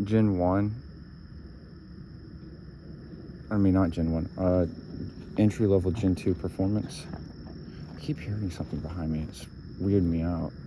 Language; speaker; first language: English; native; English